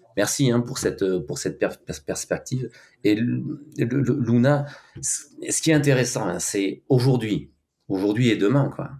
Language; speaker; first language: French; native; French